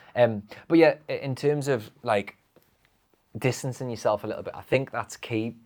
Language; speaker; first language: English; native; English